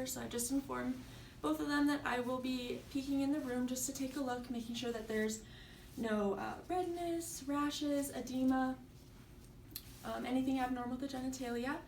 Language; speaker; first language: English; native; English